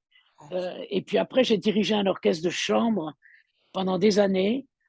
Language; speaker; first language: French; native; French